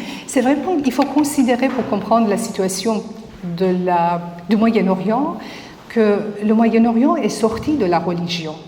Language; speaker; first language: French; non-native, fluent; Persian